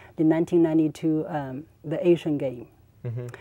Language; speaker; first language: English; non-native, learner; Chinese